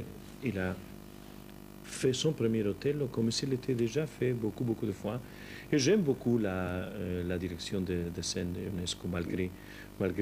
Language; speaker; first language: French; non-native, fluent; Spanish